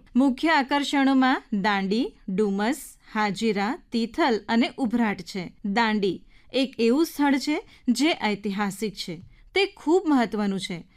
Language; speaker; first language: Gujarati; native; Gujarati